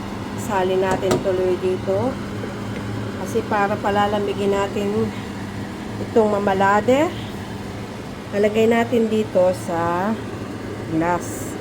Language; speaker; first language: Filipino; native; Filipino